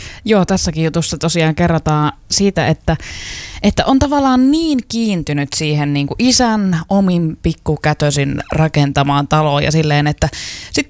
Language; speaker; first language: Finnish; native; Finnish